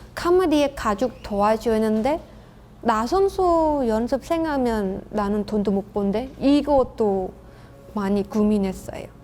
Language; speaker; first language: Korean; non-native, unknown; Khmer